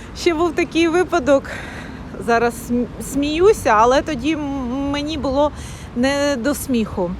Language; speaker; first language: Ukrainian; native; Ukrainian